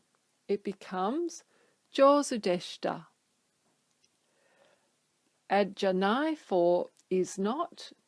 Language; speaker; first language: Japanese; non-native, fluent; English